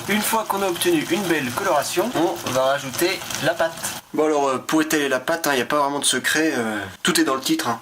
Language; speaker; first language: French; native; French